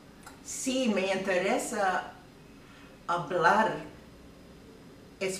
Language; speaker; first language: Spanish; non-native, learner; English